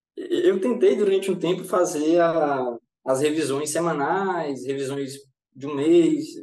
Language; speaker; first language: Portuguese; native; Portuguese